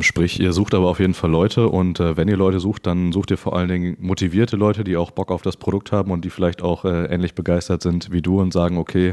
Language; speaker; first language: German; native; German